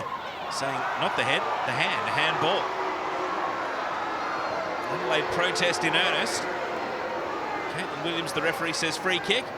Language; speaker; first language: English; native; English